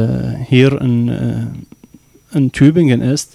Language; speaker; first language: German; non-native, learner; Arabic